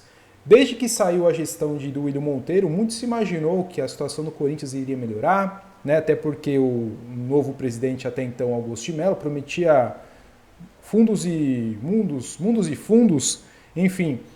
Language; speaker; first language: Portuguese; native; Portuguese